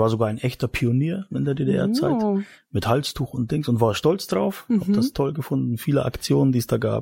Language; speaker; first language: German; native; German